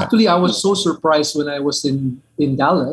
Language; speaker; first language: English; non-native, local second language; Min Nan Chinese